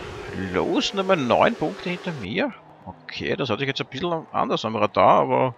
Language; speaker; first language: German; native; German